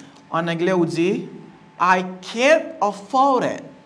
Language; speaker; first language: English; non-native, fluent; Haitian Creole